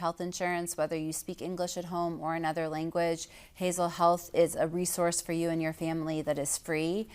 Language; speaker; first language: English; native; English